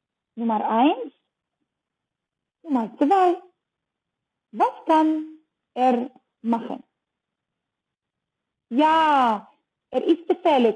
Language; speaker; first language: German; non-native, learner; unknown